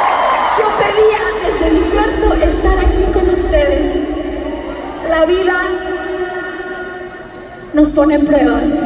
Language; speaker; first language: Portuguese; non-native, learner; Spanish